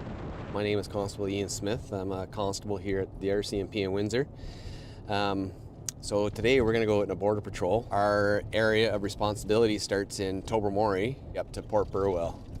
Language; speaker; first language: English; native; English